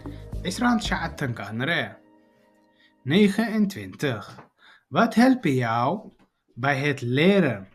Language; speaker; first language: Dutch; non-native, learner; Tigrinya